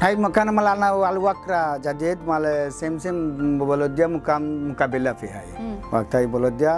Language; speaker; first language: Arabic; non-native, learner; Bangla